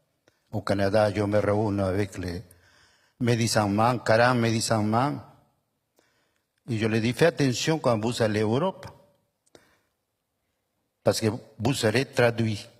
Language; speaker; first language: French; non-native, fluent; Spanish